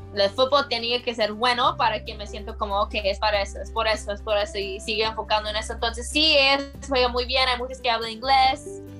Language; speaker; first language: Spanish; early bilingual, heritage; Spanish